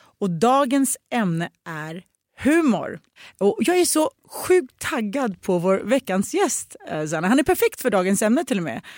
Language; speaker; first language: Swedish; early bilingual, other home language; Russian